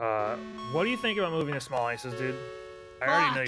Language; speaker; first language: English; native; English